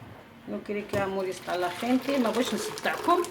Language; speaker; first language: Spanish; non-native, learner; Arabic